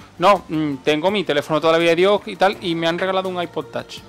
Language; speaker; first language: Spanish; native; Spanish